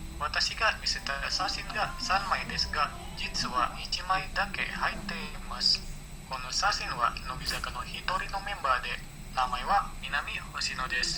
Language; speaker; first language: Japanese; non-native, learner; Indonesian